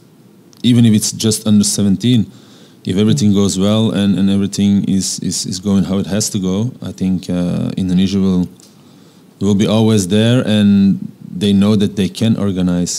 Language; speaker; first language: English; non-native, fluent; Dutch